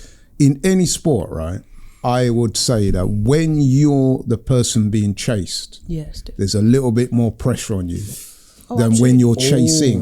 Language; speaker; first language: English; native; English